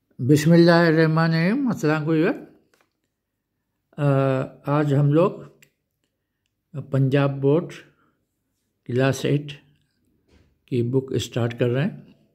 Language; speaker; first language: Urdu; non-native, local second language; Punjabi